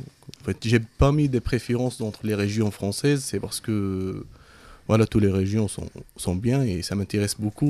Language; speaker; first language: French; non-native, fluent; Arabic